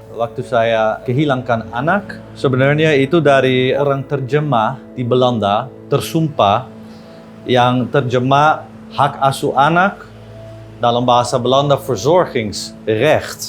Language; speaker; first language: Indonesian; non-native, learner; Dutch